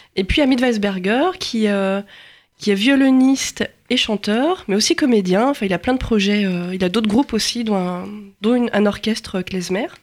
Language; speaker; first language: French; native; French